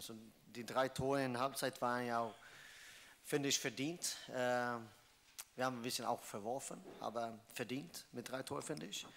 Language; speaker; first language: German; non-native, fluent; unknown